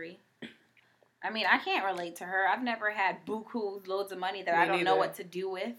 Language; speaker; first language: English; non-native, fluent; Haitian Creole